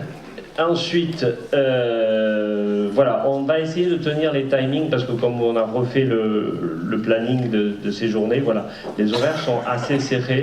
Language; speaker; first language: French; native; French